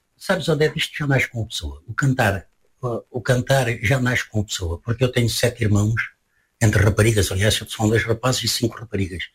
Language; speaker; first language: Portuguese; native; Portuguese